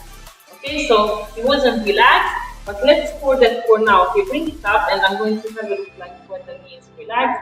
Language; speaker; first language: English; non-native, fluent; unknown